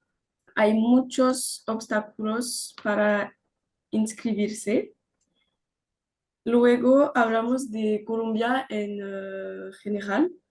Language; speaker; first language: Spanish; non-native, learner; French